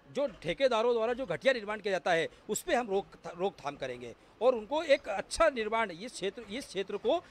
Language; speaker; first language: Hindi; native; Hindi